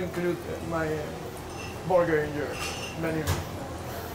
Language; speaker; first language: English; non-native, learner; Spanish